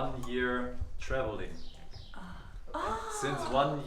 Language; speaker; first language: English; non-native, fluent; German